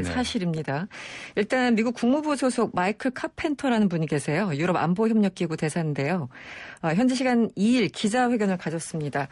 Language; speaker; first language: Korean; native; Korean